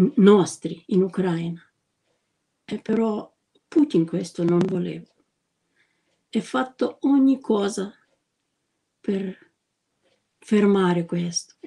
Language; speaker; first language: Italian; non-native, learner; Ukrainian